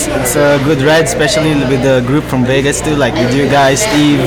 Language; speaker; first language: English; non-native, local second language; Pampanga